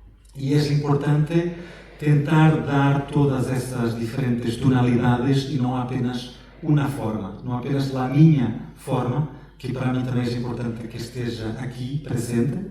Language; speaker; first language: Spanish; non-native, fluent; Portuguese